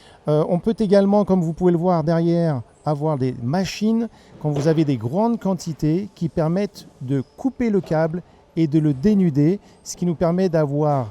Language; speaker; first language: French; native; French